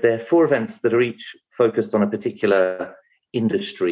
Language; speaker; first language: English; native; English